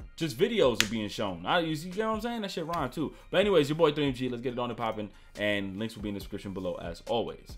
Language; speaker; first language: English; native; English